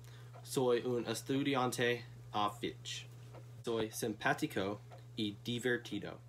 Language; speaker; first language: Spanish; non-native, learner; English